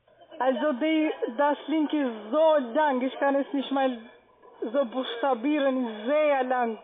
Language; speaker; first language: German; non-native, learner; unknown